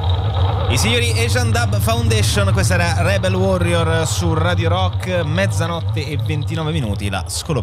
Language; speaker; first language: Italian; native; Italian